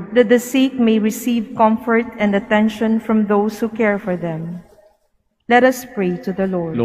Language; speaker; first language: English; non-native, local second language; Filipino